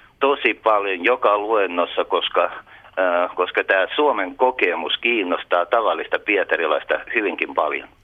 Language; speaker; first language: Finnish; early bilingual, heritage; Russian